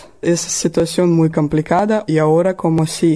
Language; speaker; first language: Spanish; non-native, learner; Russian